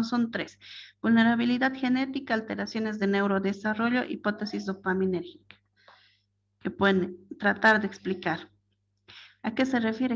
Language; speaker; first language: Spanish; native; Spanish